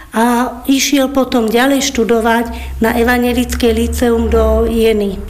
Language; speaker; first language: Slovak; native; Slovak